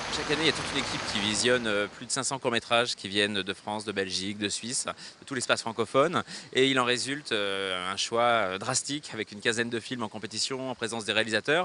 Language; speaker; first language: French; native; French